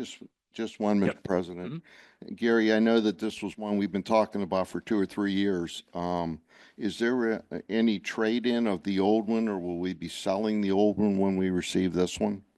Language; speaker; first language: English; native; English